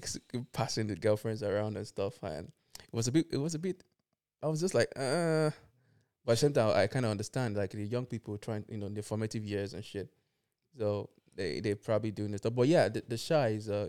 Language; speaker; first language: English; native; English